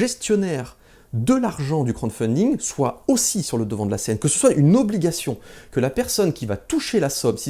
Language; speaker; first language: French; native; French